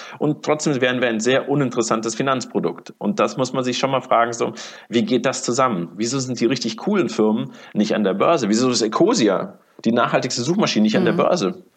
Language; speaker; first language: German; early bilingual, other home language; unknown